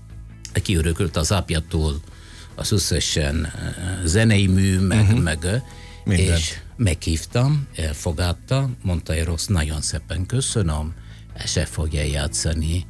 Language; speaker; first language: Hungarian; non-native, fluent; Italian